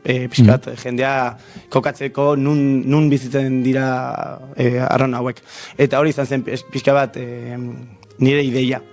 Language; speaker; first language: Basque; non-native, local second language; Spanish